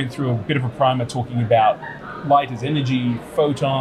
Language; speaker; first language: English; native; English